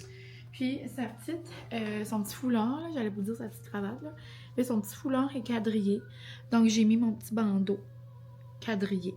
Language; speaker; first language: French; native; French